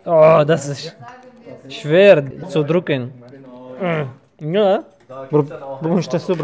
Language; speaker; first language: German; non-native, learner; Arabic